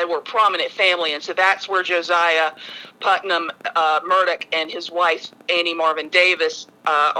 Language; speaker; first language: English; native; English